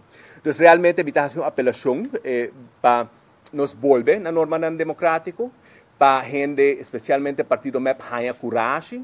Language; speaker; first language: Spanish; non-native, learner; Papiamento